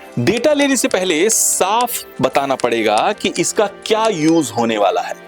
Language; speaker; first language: Hindi; native; Hindi